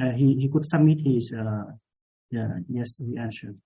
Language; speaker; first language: English; non-native, learner; Vietnamese